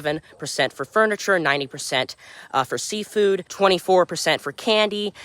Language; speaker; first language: English; native; English